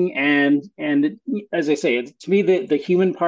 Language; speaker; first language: English; native; English